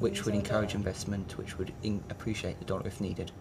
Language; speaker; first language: English; native; English